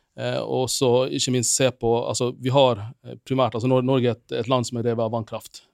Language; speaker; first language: Norwegian; non-native, fluent; Finnish